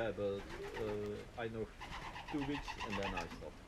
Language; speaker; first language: English; non-native, learner; Dutch